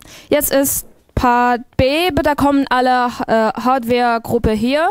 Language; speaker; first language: German; non-native, learner; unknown